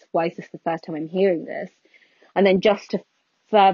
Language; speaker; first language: English; native; English